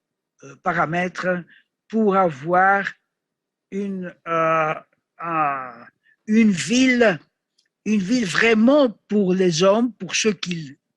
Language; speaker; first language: French; non-native, learner; Greek